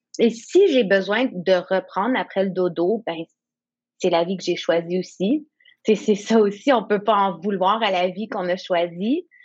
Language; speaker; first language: French; non-native, local second language; English